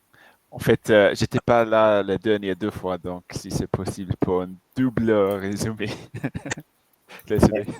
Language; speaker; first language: French; non-native, fluent; English